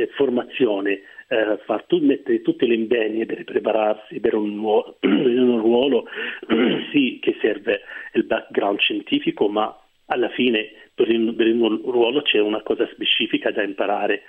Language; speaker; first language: Italian; non-native, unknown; Arabic